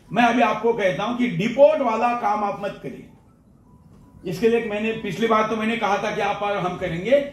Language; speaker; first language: Hindi; non-native, local second language; Marathi